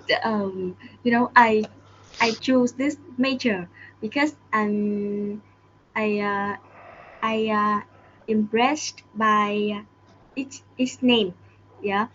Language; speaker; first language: English; non-native, learner; Vietnamese